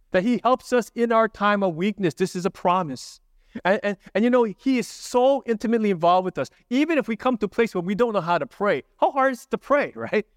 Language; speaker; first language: English; native; English